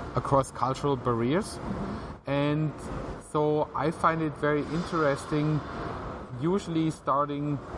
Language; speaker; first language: English; non-native, fluent; German